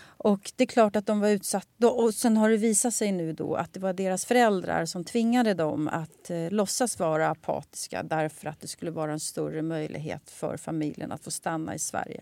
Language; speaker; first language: Swedish; native; Swedish